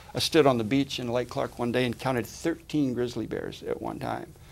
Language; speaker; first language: English; native; English